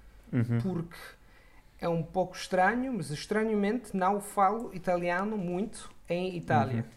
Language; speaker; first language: Portuguese; non-native, learner; Italian